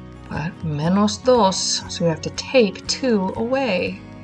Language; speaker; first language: English; native; English